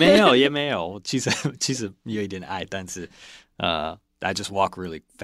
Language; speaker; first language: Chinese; non-native, fluent; English